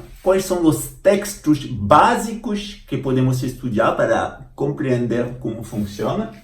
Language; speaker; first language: Portuguese; non-native, fluent; French